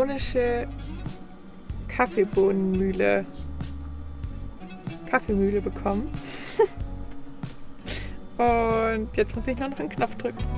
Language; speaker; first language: German; native; German